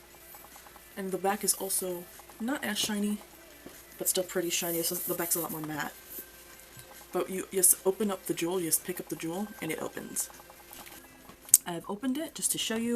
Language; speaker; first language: English; native; English